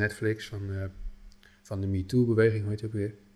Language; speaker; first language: Dutch; native; Dutch